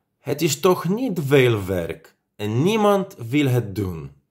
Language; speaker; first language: Dutch; non-native, fluent; Polish